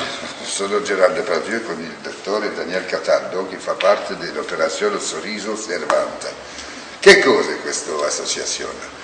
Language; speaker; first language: Italian; non-native, learner; French